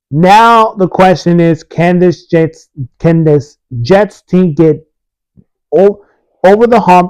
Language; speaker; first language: English; early bilingual, other home language; Spanish